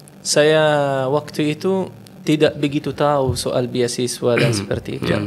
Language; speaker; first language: Indonesian; non-native, fluent; Arabic